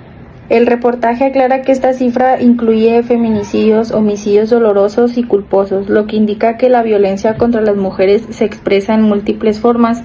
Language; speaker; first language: Spanish; native; Spanish